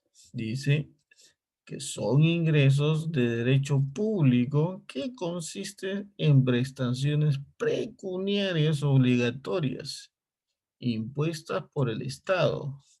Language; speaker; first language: Spanish; native; Spanish